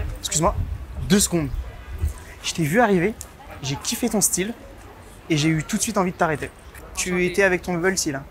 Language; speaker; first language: French; native; French